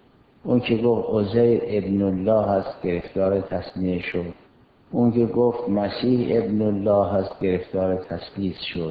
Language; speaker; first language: Persian; native; Persian